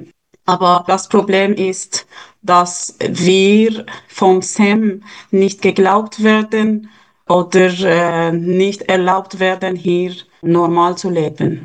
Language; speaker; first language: German; non-native, fluent; Persian